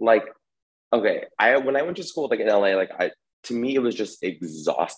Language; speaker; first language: English; native; English